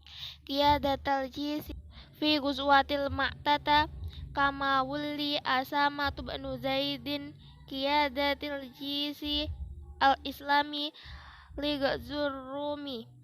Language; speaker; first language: Arabic; non-native, learner; Indonesian